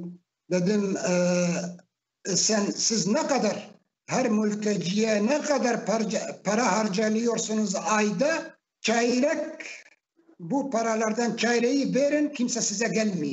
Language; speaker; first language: Turkish; non-native, fluent; Arabic